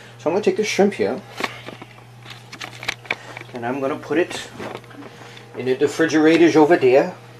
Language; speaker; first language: English; native; English